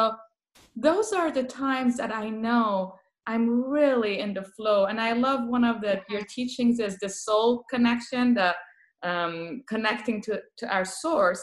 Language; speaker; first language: English; non-native, fluent; Persian